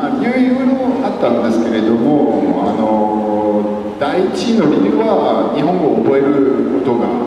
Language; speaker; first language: Japanese; non-native, fluent; French